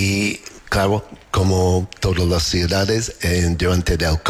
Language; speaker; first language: Spanish; non-native, learner; English